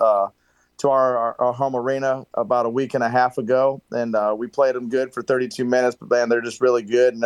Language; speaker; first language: English; native; English